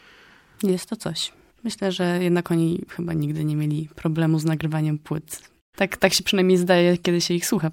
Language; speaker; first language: Polish; native; Polish